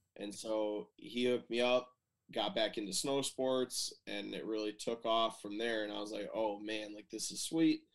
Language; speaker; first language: English; native; English